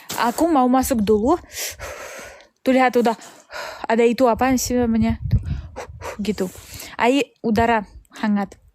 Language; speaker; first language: Indonesian; non-native, learner; Russian